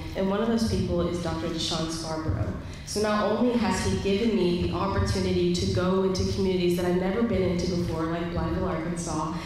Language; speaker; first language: English; native; English